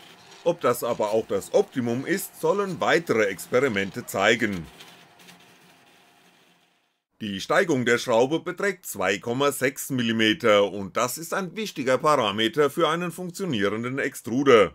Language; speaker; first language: German; native; German